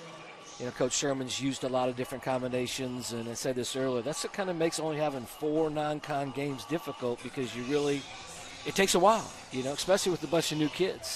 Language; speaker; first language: English; native; English